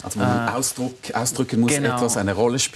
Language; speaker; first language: German; native; German